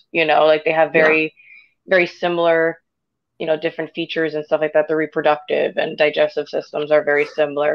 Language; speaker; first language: English; native; English